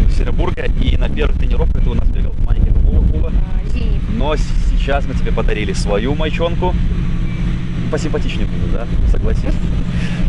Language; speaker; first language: Russian; native; Russian